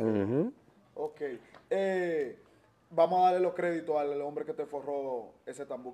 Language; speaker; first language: Spanish; native; Spanish